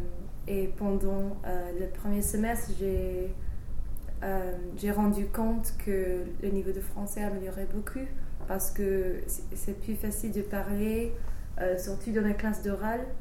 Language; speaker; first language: French; non-native, fluent; English